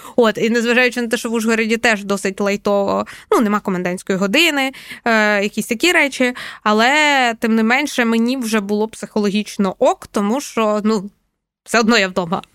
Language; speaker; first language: Ukrainian; non-native, local second language; Russian